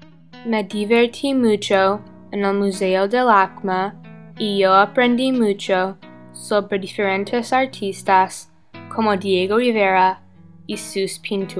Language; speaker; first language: Spanish; non-native, learner; English